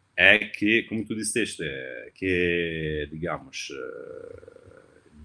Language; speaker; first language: Portuguese; non-native, fluent; Italian